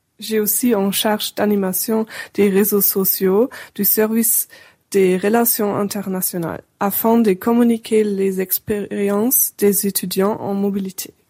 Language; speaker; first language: French; non-native, fluent; German